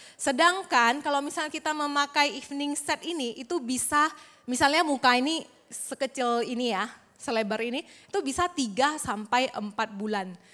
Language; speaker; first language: Indonesian; native; Indonesian